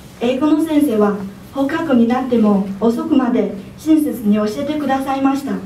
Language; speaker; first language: Japanese; non-native, fluent; Chinese